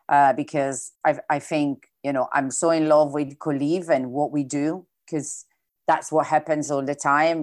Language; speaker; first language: English; non-native, fluent; Italian